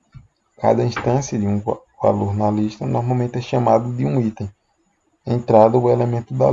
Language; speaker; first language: Portuguese; native; Portuguese